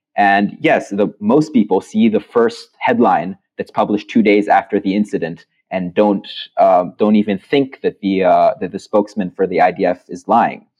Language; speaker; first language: English; non-native, fluent; Hebrew